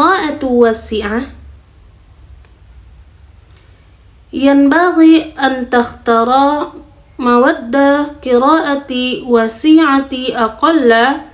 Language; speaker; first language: Arabic; non-native, learner; Indonesian